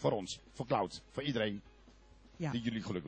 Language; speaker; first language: Dutch; native; Dutch